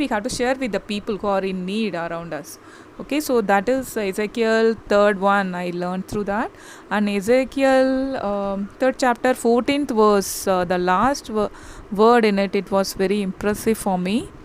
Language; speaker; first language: English; non-native, local second language; Tamil